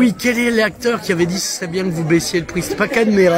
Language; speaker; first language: French; native; French